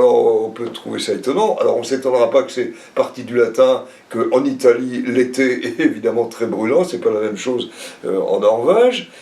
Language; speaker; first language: French; native; French